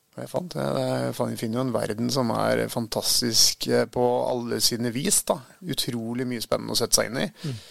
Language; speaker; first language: Norwegian; early bilingual, other home language; Swedish